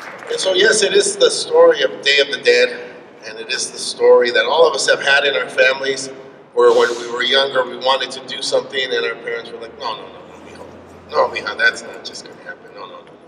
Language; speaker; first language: English; early bilingual, other home language; Spanish